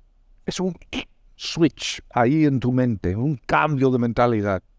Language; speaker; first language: Spanish; non-native, fluent; English